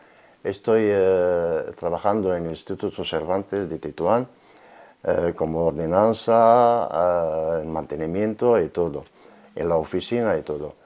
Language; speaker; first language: Spanish; non-native, learner; Arabic